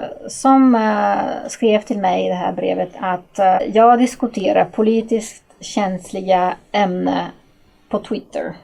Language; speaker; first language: Swedish; non-native, fluent; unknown